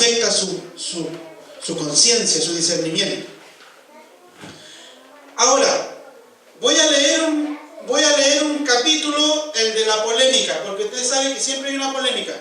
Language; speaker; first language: Spanish; native; Spanish